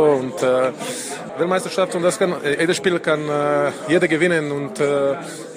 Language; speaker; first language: German; non-native, learner; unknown